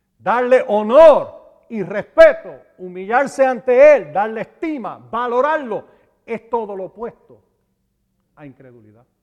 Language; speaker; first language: Spanish; native; Spanish